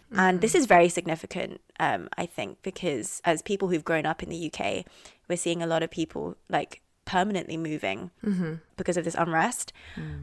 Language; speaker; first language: English; native; English